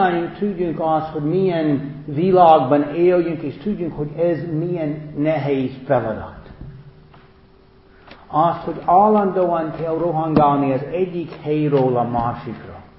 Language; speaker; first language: Hungarian; non-native, fluent; English